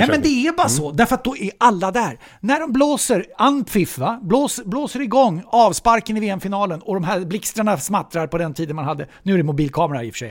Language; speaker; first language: Swedish; native; Swedish